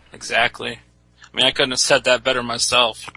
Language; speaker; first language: English; native; English